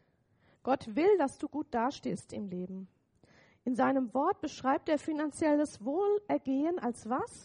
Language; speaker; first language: German; native; German